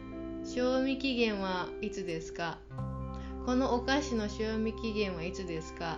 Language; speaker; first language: Japanese; non-native, fluent; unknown